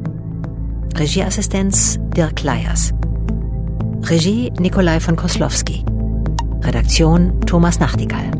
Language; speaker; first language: German; native; German